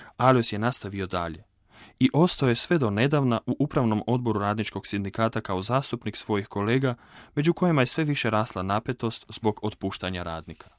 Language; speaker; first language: Croatian; native; Croatian